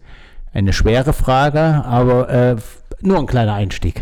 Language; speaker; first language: German; native; German